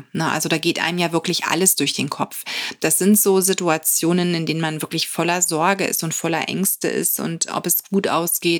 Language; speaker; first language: German; native; German